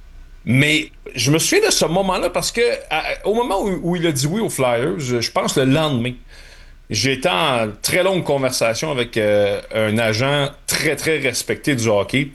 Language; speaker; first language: French; native; French